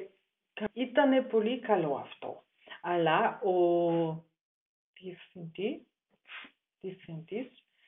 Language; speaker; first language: Greek; non-native, learner; German